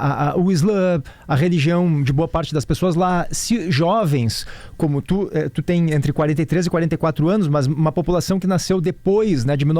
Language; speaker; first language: Portuguese; native; Portuguese